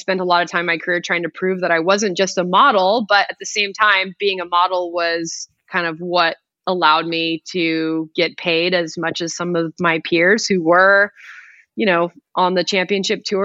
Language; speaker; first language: English; native; English